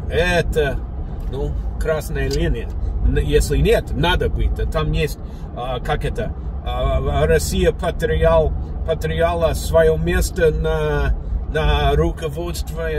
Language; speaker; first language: Russian; non-native, learner; English